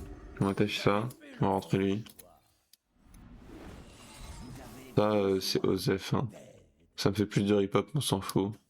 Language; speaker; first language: French; native; French